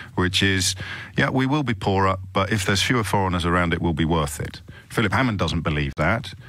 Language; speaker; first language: English; native; English